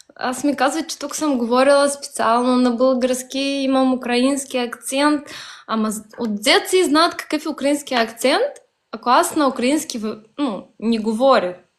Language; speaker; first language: Bulgarian; early bilingual, heritage; Bulgarian